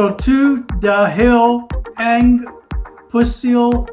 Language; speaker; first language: Filipino; non-native, learner; English